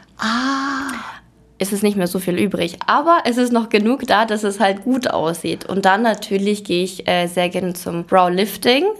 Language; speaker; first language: German; early bilingual, other home language; Russian